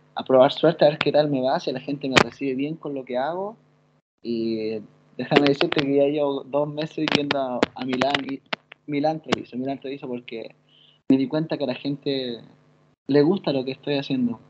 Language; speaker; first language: Spanish; native; Spanish